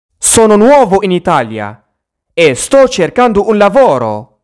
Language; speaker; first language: Italian; non-native, fluent; Arabic